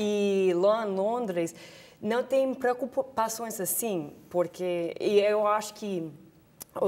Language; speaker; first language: Portuguese; non-native, fluent; English